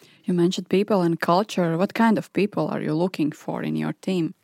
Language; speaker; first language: English; non-native, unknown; Latvian